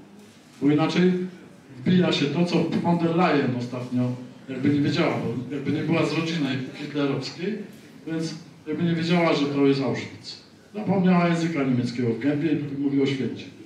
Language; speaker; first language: Polish; native; Polish